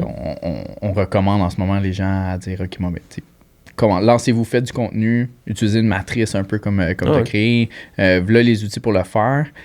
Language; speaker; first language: French; native; French